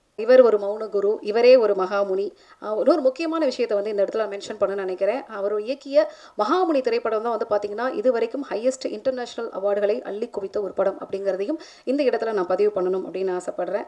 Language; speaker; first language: Tamil; native; Tamil